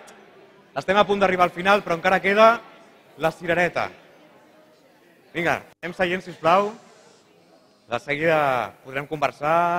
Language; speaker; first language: Catalan; native; Catalan